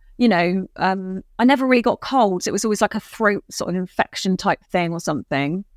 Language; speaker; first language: English; native; English